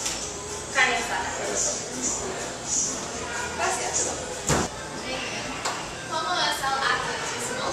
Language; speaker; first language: Spanish; non-native, learner; English